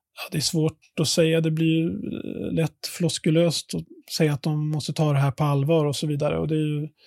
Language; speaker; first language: Swedish; native; Swedish